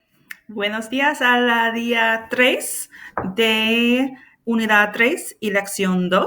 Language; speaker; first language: Spanish; non-native, fluent; English